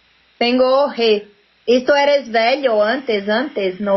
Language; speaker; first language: Spanish; non-native, learner; Portuguese